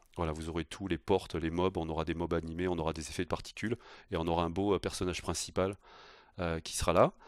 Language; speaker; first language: French; native; French